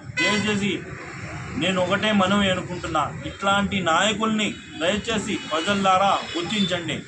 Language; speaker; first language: Telugu; non-native, local second language; Urdu